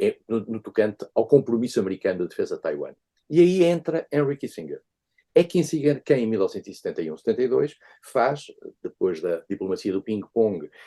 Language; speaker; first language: Portuguese; native; Portuguese